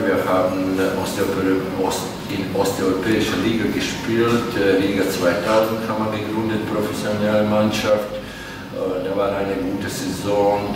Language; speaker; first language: German; non-native, fluent; Latvian